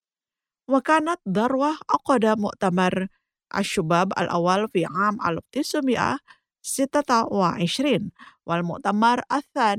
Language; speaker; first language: Arabic; non-native, fluent; Indonesian